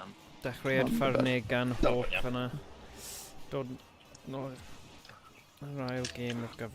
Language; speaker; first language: Welsh; non-native, local second language; English